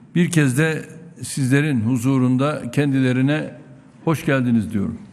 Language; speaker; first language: Turkish; native; Turkish